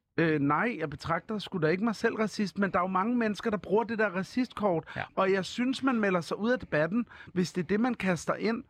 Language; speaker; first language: Danish; early bilingual, other home language; Arabic